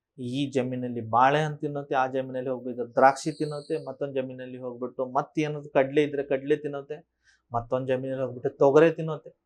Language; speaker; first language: Kannada; native; Kannada